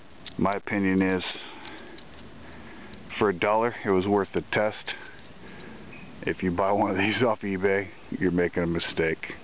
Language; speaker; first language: English; native; English